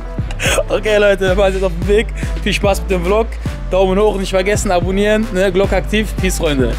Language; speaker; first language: German; native; German